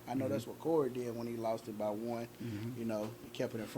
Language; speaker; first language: English; native; English